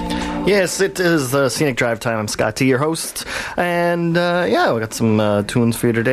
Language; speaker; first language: English; native; English